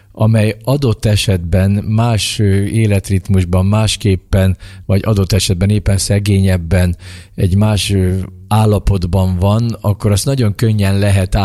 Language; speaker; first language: Hungarian; native; Hungarian